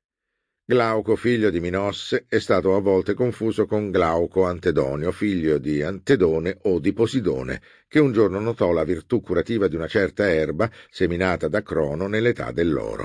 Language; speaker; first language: Italian; native; Italian